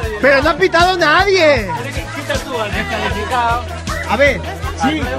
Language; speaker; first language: Spanish; native; Spanish